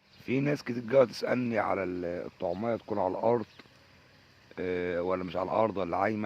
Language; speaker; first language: Arabic; native; Arabic